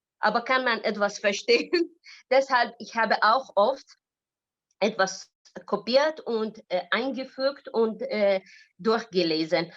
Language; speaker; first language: German; non-native, learner; Arabic